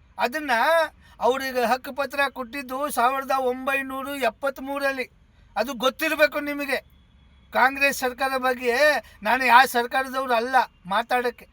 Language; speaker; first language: Kannada; non-native, local second language; Gujarati